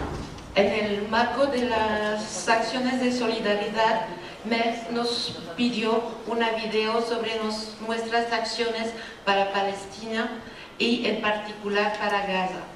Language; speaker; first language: Spanish; non-native, fluent; French